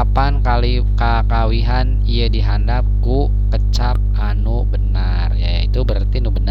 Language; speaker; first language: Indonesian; non-native, local second language; Sundanese